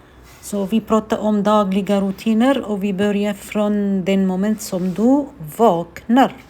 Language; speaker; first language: Swedish; non-native, fluent; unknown